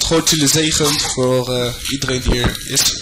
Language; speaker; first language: Dutch; non-native, fluent; French